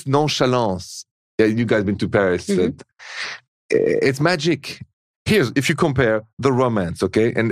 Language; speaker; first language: English; non-native, fluent; French